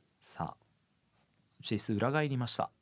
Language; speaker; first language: Japanese; native; Japanese